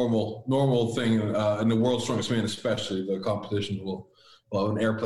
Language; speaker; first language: English; early bilingual, other home language; Latvian